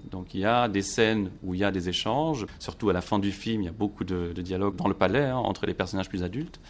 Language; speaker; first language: French; non-native, local second language; Luxembourgish